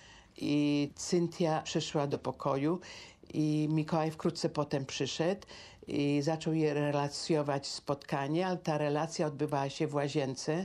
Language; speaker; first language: Polish; native; Polish